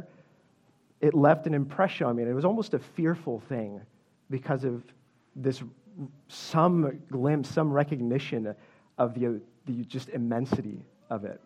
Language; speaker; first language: English; native; English